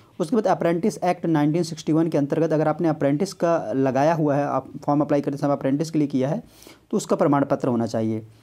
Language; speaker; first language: Hindi; native; Hindi